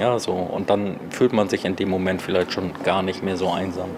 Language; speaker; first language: German; native; German